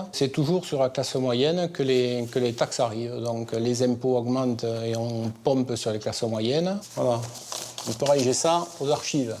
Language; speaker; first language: French; native; French